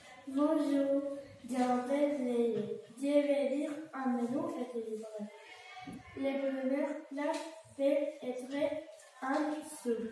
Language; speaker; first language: French; non-native, learner; Spanish